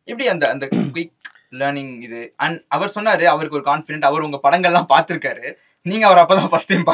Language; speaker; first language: Tamil; native; Tamil